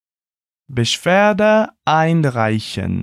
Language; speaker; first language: German; non-native, fluent; Portuguese